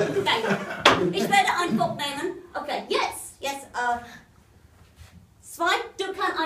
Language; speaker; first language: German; non-native, learner; English